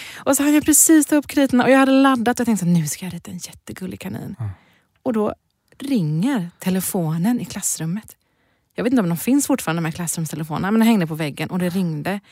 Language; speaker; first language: Swedish; early bilingual, other home language; Persian